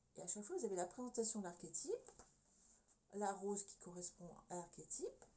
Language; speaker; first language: French; native; French